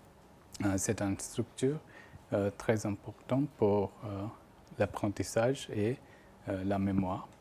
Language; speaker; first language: French; non-native, fluent; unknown